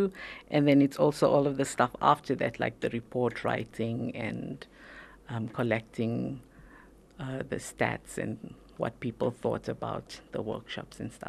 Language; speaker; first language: English; native; English